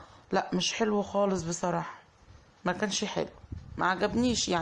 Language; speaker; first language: Arabic; native; Arabic